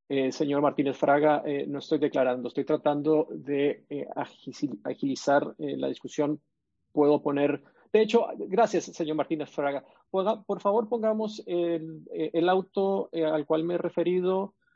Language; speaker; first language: Spanish; native; Spanish